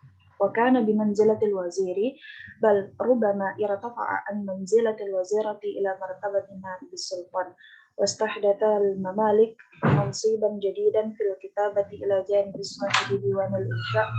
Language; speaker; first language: Arabic; non-native, learner; Indonesian